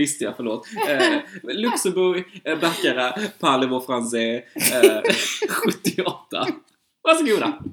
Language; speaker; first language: Swedish; native; Swedish